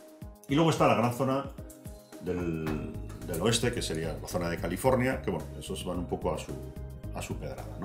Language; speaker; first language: Spanish; native; Spanish